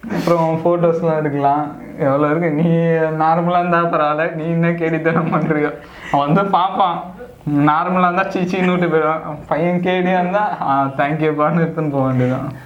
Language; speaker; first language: Tamil; native; Tamil